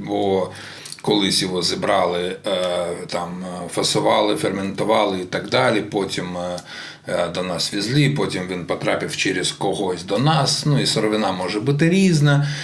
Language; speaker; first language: Ukrainian; non-native, local second language; Russian